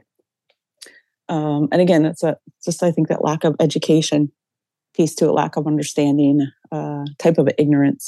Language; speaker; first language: English; native; English